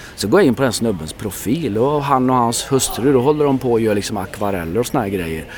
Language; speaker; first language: Swedish; native; Swedish